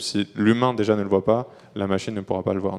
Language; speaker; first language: French; native; French